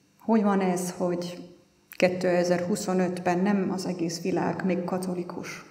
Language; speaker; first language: Hungarian; non-native, fluent; German